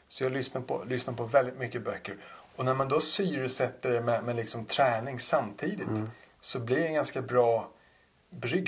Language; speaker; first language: Swedish; native; Swedish